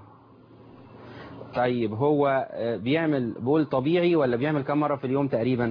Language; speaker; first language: Arabic; native; Arabic